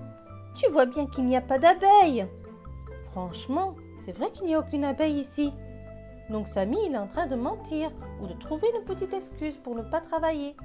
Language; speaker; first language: French; native; French